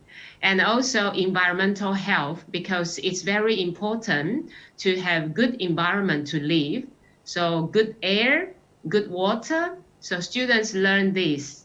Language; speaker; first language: English; non-native, fluent; Chinese